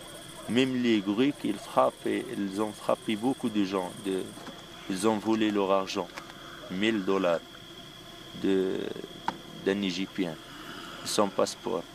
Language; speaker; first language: French; non-native, local second language; Arabic